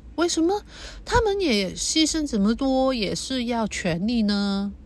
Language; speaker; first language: Chinese; non-native, local second language; Cantonese